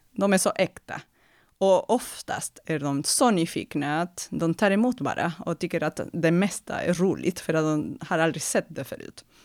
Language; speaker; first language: Swedish; non-native, fluent; Spanish